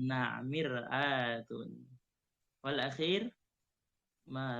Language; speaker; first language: Arabic; non-native, fluent; Indonesian